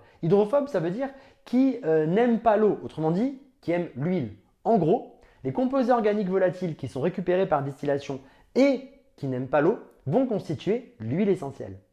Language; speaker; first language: French; native; French